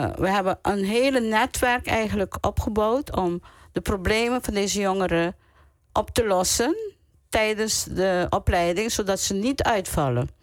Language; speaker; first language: Dutch; non-native, local second language; Papiamento